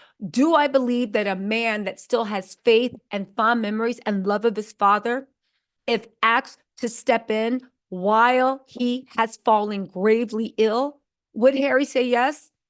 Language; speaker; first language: English; native; English